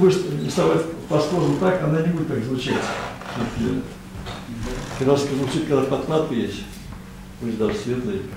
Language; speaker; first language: Russian; native; Russian